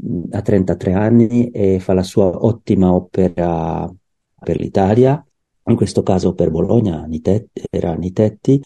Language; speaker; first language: Italian; non-native, learner; Czech